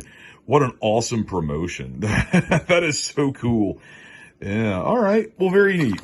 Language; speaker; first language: English; native; English